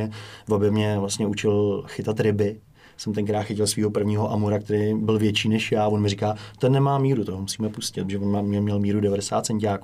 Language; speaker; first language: Czech; native; Czech